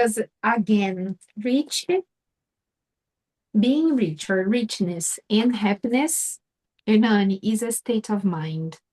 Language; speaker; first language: English; non-native, fluent; Portuguese